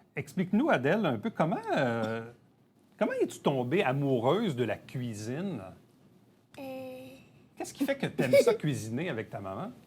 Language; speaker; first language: French; native; French